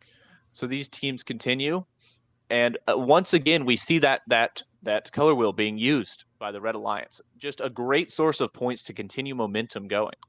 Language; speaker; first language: English; native; English